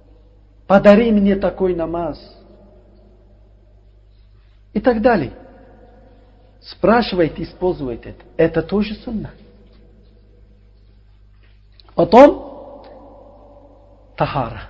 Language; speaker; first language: Russian; non-native, learner; Uzbek